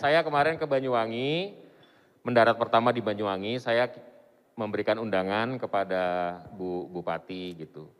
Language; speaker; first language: Indonesian; native; Indonesian